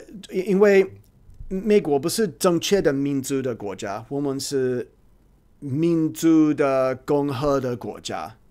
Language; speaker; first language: Chinese; non-native, learner; English